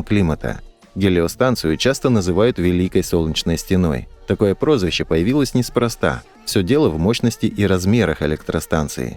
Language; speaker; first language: Russian; native; Russian